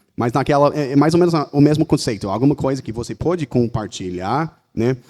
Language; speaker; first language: Portuguese; non-native, fluent; English